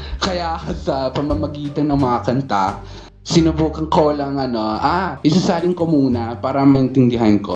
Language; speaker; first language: Filipino; non-native, fluent; Portuguese